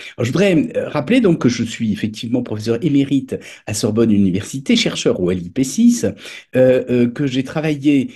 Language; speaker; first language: French; native; French